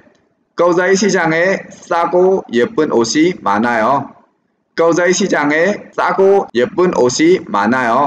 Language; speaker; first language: Korean; non-native, fluent; Vietnamese